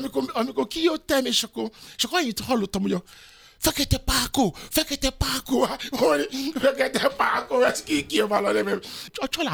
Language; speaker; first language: Hungarian; non-native, learner; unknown